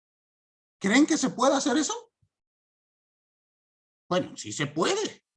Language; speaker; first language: Spanish; native; Spanish